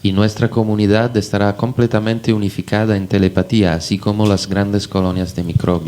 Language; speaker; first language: Spanish; non-native, fluent; English